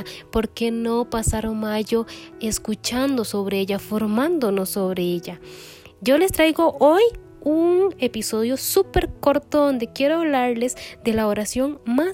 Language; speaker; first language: Spanish; native; Spanish